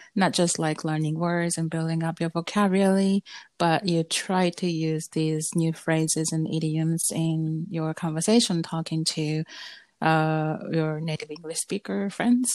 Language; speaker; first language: English; non-native, fluent; Japanese